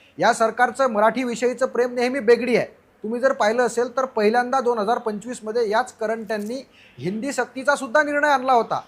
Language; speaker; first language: Marathi; native; Marathi